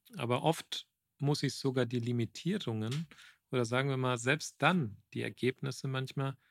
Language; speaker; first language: German; native; German